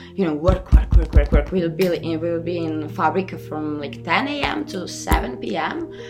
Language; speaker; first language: English; non-native, fluent; Serbian